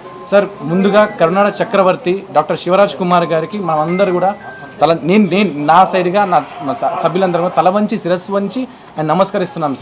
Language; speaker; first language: Telugu; native; Telugu